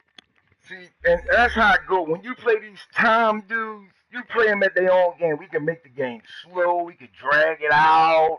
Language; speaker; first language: English; native; English